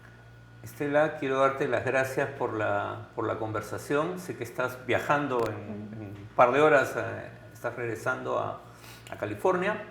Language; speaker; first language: Spanish; native; Spanish